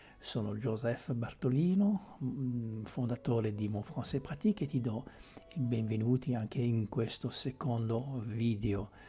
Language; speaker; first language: Italian; non-native, fluent; French